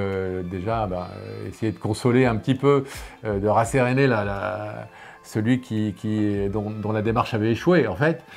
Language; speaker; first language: French; native; French